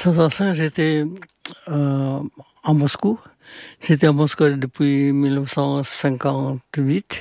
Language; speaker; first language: French; non-native, fluent; Indonesian